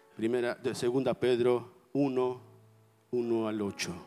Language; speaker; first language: Spanish; non-native, fluent; Armenian